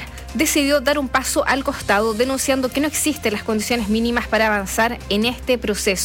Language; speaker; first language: Spanish; native; Spanish